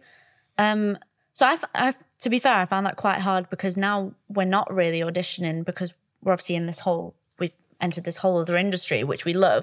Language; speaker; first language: English; native; English